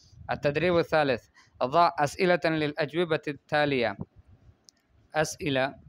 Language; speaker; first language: Arabic; non-native, fluent; Urdu